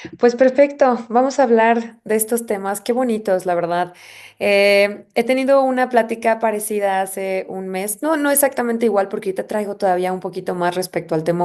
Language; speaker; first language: Spanish; native; Spanish